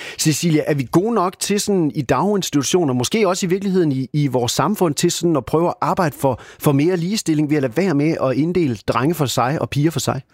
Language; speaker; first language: Danish; native; Danish